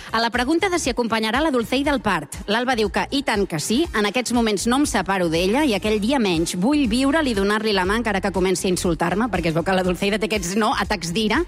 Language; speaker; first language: Catalan; native; Catalan